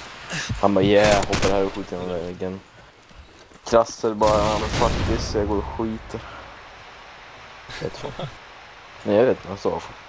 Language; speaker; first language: Swedish; native; Swedish